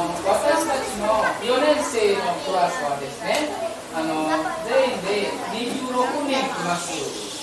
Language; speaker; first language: Japanese; non-native, learner; Indonesian